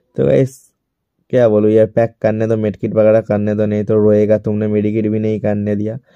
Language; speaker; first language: Hindi; non-native, local second language; Bangla